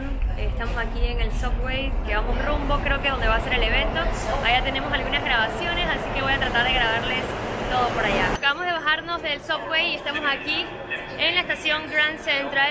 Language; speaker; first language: Spanish; native; Spanish